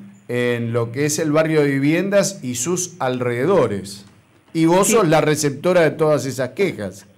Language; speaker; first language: Spanish; native; Spanish